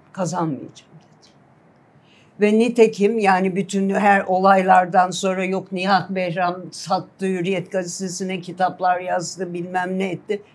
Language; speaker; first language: Turkish; native; Turkish